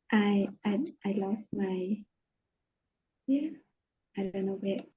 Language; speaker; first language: English; non-native, learner; Khmer